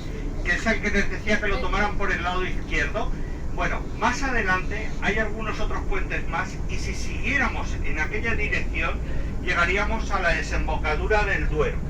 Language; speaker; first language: Spanish; native; Spanish